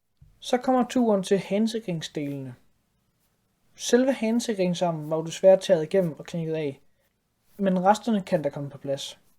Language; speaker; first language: Danish; native; Danish